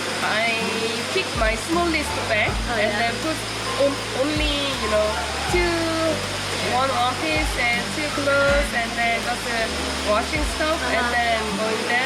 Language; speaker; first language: English; non-native, learner; Korean